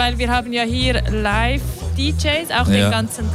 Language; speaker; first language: German; native; German